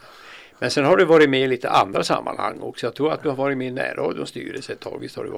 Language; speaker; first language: Swedish; native; Swedish